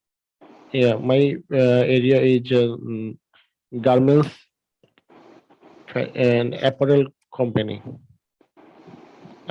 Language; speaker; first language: English; non-native, learner; Bangla